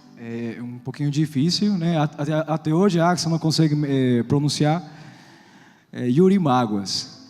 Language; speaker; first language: Portuguese; non-native, fluent; Spanish